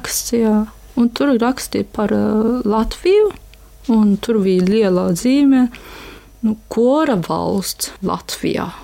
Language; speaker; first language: Latvian; non-native, learner; Japanese